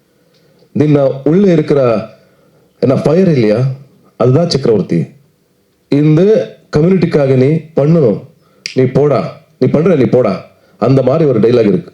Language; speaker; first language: Tamil; non-native, learner; Kannada